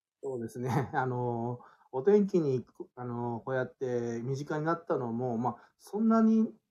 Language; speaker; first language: Japanese; native; Japanese